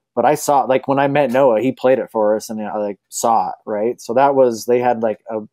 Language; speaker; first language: English; native; English